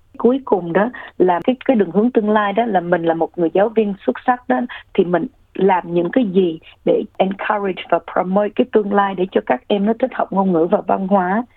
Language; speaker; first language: Vietnamese; early bilingual, heritage; Vietnamese